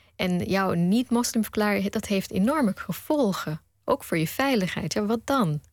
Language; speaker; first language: Dutch; early bilingual, other home language; Punjabi